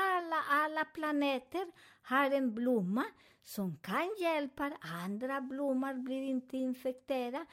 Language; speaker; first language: Swedish; non-native, learner; Spanish